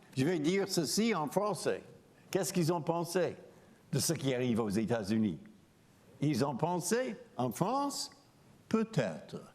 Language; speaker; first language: French; non-native, fluent; English